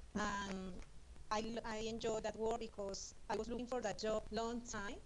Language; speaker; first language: English; non-native, learner; Spanish